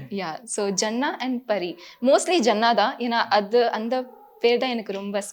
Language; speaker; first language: Tamil; non-native, fluent; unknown